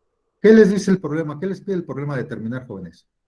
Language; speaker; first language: Spanish; native; Spanish